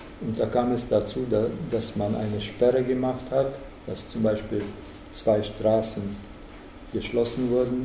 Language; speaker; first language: German; non-native, fluent; Czech